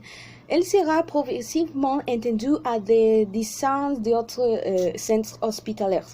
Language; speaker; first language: French; non-native, learner; Spanish